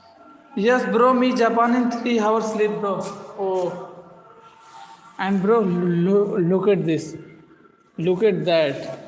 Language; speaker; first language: English; non-native, learner; Hindi